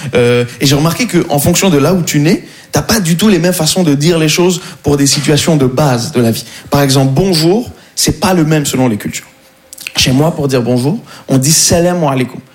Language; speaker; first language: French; native; French